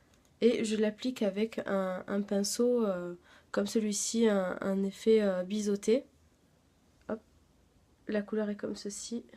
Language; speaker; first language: French; native; French